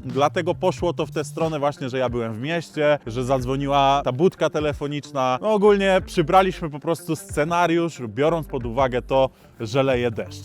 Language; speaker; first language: Polish; native; Polish